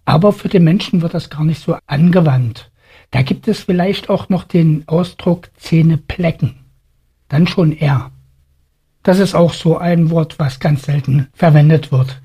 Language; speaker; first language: German; native; German